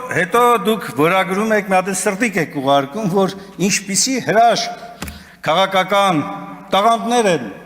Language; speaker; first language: Armenian; native; Armenian